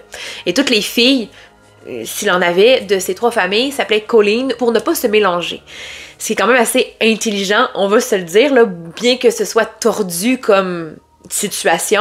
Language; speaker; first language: French; native; French